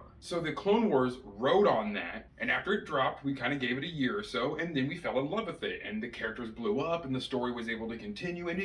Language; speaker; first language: English; native; English